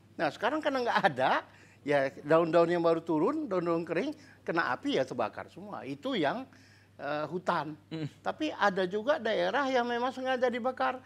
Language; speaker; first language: Indonesian; native; Indonesian